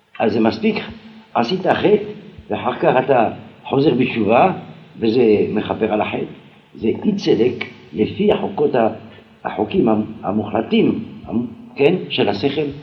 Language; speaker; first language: Hebrew; non-native, fluent; French